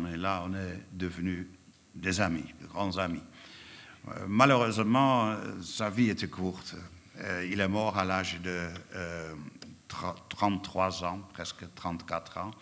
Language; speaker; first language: French; non-native, fluent; Dutch